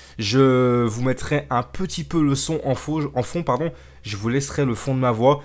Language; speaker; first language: French; native; French